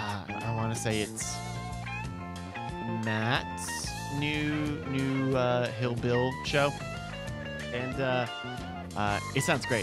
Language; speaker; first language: English; native; English